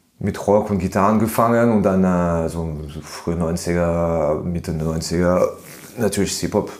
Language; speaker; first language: German; non-native, fluent; French